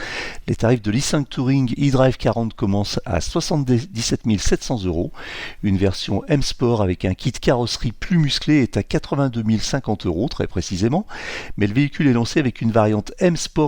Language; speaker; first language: French; native; French